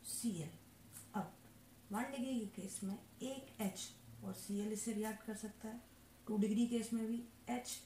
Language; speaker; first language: Hindi; native; Hindi